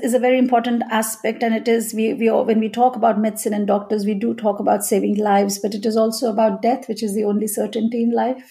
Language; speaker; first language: English; non-native, local second language; Hindi